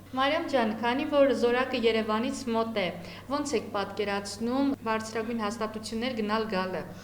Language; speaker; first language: Armenian; native; Armenian